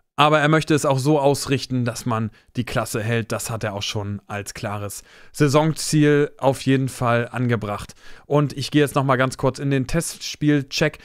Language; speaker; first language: German; native; German